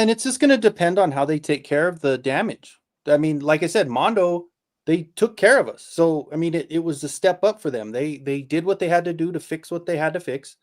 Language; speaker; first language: English; native; English